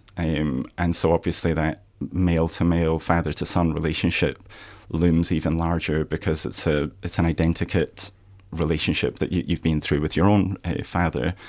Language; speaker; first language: English; native; English